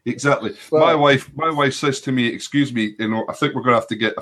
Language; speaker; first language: English; native; English